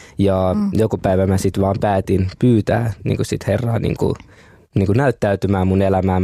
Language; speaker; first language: Finnish; early bilingual, other home language; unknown